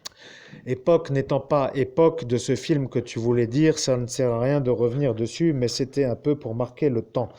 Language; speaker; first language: French; native; French